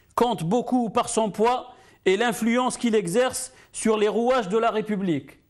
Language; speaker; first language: French; non-native, local second language; Arabic